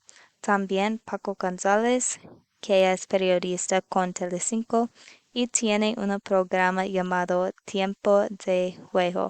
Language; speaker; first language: Spanish; non-native, learner; English